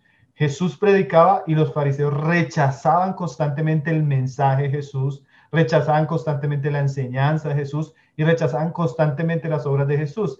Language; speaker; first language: Spanish; native; Spanish